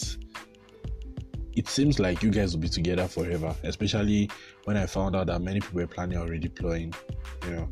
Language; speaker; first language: English; non-native, local second language; Yoruba